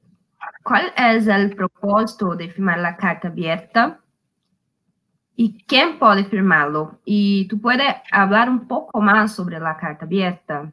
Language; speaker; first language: Spanish; non-native, learner; Portuguese